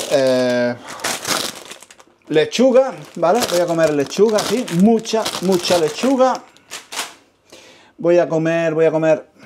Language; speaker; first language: Spanish; native; Spanish